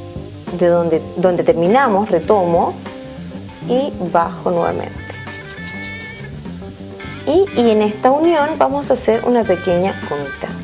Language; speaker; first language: Spanish; native; Spanish